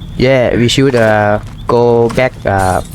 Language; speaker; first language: English; non-native, learner; Thai